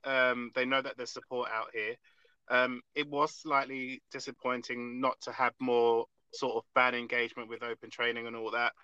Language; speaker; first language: English; native; English